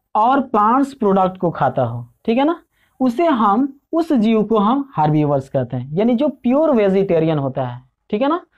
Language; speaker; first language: Hindi; native; Hindi